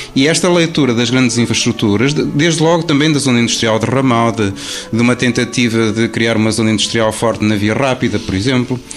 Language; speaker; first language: Portuguese; native; Portuguese